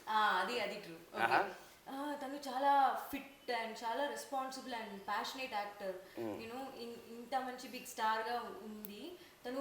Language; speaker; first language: Telugu; non-native, learner; Tamil